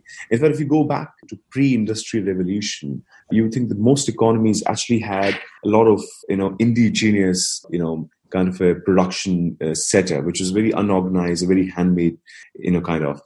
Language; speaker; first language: English; non-native, local second language; Hindi